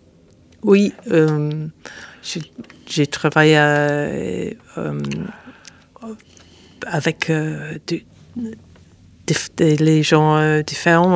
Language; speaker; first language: French; non-native, fluent; English